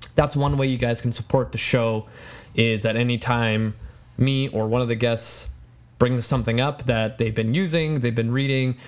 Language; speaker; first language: English; non-native, fluent; Polish